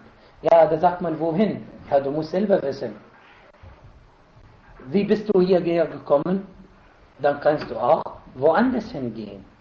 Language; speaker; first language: German; non-native, fluent; Arabic